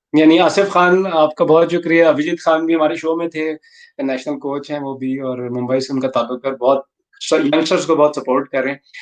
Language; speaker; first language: Urdu; native; Urdu